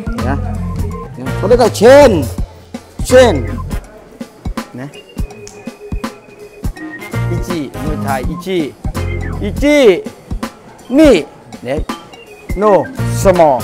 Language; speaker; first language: Japanese; non-native, learner; Thai